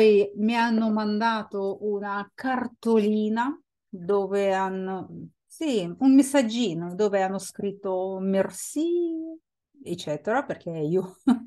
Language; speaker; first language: Italian; non-native, fluent; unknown